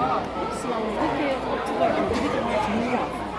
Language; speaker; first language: Dutch; native; Dutch